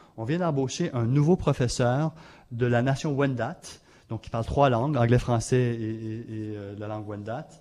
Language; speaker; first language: French; native; French